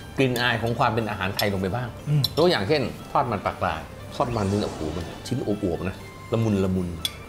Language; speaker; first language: Thai; native; Thai